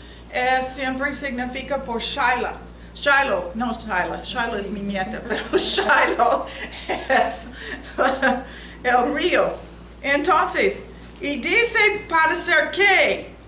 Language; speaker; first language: Spanish; non-native, learner; English